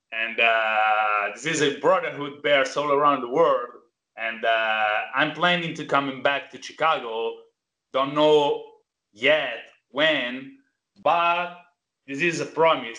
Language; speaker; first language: English; non-native, fluent; Italian